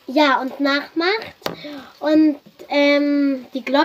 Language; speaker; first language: German; early bilingual, other home language; Arabic